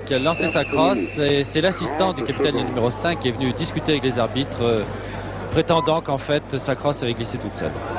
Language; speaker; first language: French; native; French